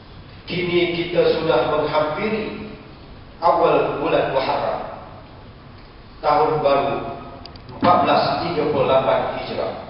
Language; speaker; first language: Malay; native; Malay